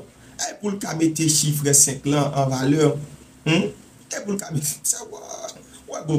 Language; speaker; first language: French; non-native, local second language; Haitian Creole